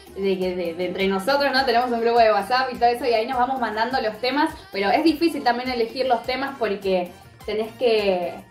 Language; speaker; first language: Spanish; native; Spanish